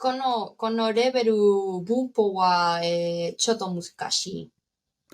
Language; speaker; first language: Japanese; non-native, learner; Spanish